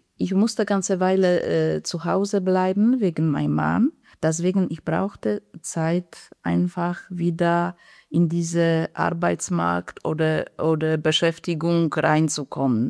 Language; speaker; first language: German; non-native, fluent; Polish